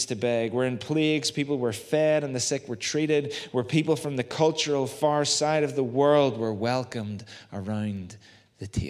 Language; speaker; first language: English; native; English